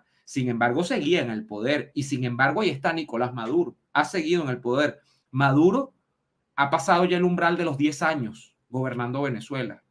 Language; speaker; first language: Spanish; native; Spanish